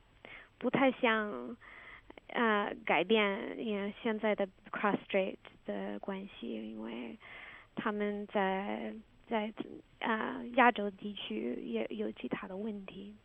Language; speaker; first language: Chinese; non-native, fluent; English